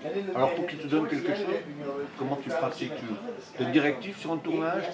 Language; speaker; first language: French; native; French